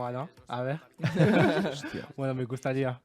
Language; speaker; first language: Spanish; non-native, learner; French